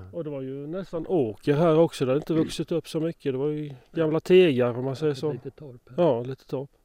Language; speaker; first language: Swedish; native; Swedish